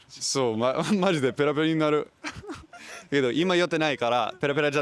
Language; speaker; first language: Japanese; non-native, learner; English